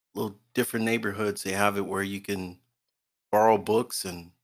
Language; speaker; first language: English; native; English